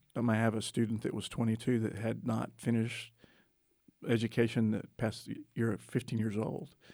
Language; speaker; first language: English; native; English